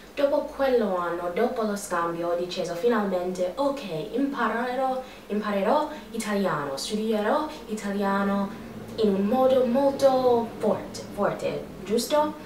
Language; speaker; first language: Italian; non-native, learner; English